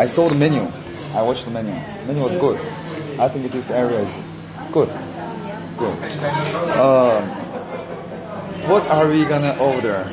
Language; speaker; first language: English; non-native, learner; Korean